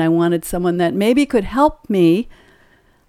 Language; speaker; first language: English; native; English